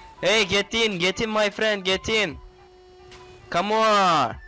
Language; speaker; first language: English; non-native, learner; Turkish